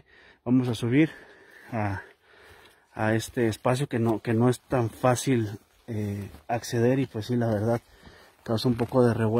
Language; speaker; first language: Spanish; native; Spanish